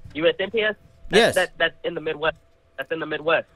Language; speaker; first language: English; native; English